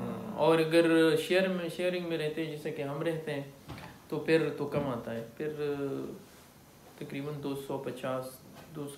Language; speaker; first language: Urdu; non-native, local second language; Pashto